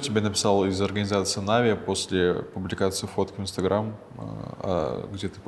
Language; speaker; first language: Russian; native; Russian